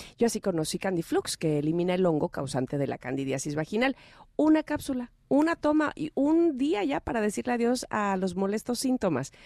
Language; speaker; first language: Spanish; native; Spanish